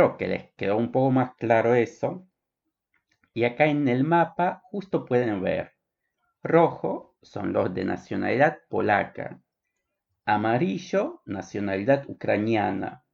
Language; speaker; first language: Spanish; non-native, fluent; Polish